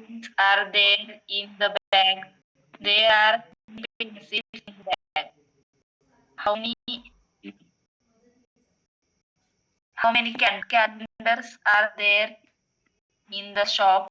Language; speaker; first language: English; non-native, learner; Marathi